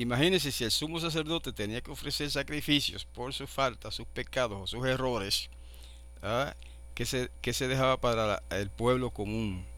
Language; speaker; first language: Spanish; native; Spanish